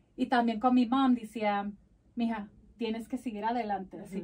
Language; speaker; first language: English; early bilingual, other home language; Spanish